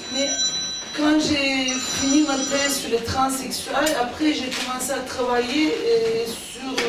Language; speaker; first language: French; non-native, fluent; Turkish